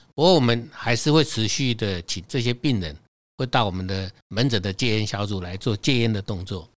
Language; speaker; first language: Chinese; native; Chinese